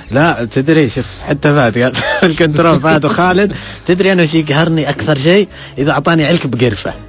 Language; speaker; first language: Arabic; native; Arabic